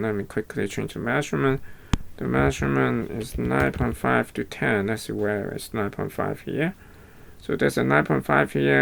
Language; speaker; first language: English; non-native, fluent; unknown